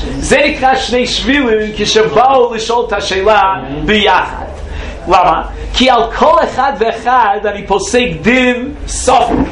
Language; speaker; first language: Hebrew; non-native, fluent; English